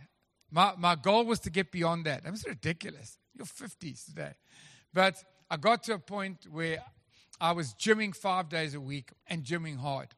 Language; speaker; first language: English; native; English